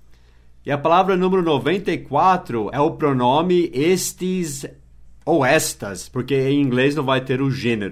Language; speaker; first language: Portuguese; non-native, fluent; English